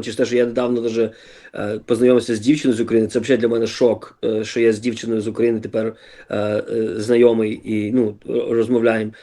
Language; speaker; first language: Ukrainian; early bilingual, other home language; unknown